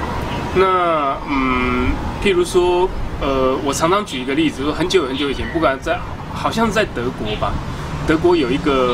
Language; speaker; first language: Chinese; native; Chinese